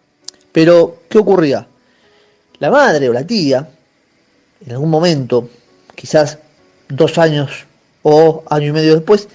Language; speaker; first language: Spanish; native; Spanish